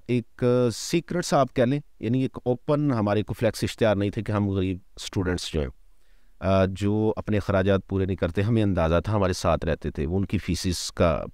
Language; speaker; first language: Urdu; non-native, local second language; Punjabi